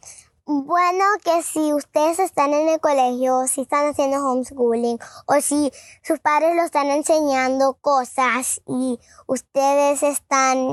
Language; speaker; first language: Spanish; early bilingual, heritage; Spanish